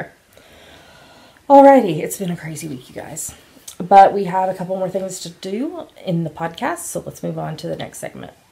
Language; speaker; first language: English; native; English